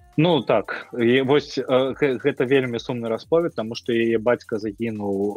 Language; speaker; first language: Belarusian; non-native, local second language; Russian